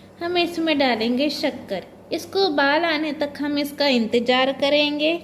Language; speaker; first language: Hindi; non-native, local second language; Punjabi